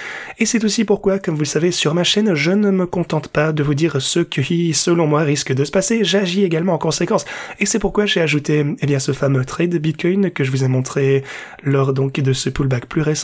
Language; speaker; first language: French; native; French